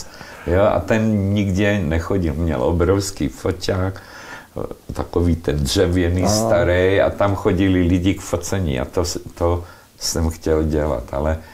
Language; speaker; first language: Czech; non-native, local second language; Slovak